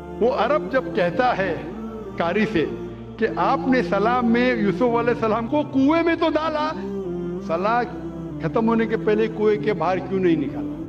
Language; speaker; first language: Urdu; non-native, local second language; Konkani